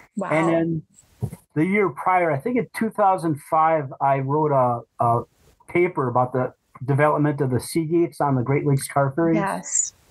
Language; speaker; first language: English; native; English